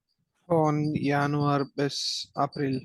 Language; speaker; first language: German; non-native, learner; Malayalam